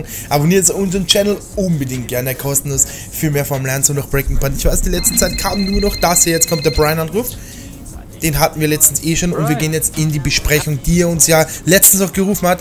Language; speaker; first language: German; native; German